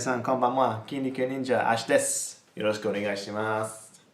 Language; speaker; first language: Japanese; non-native, learner; English